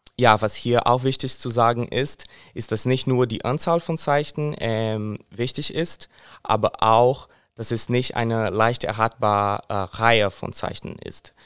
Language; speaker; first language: German; non-native, fluent; Portuguese